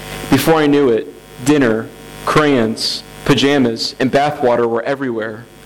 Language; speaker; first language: English; native; English